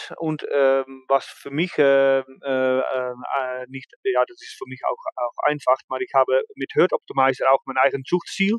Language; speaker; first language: German; non-native, learner; Dutch